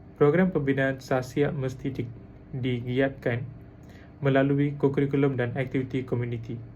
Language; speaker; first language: Malay; non-native, local second language; Tamil